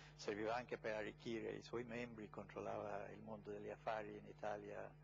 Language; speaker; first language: Italian; non-native, fluent; English